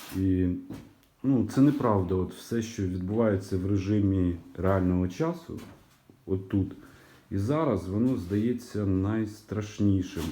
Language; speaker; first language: Ukrainian; native; Ukrainian